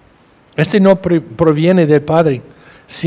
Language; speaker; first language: Spanish; non-native, fluent; English